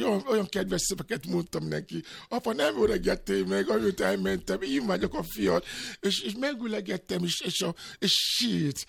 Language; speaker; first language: Hungarian; non-native, learner; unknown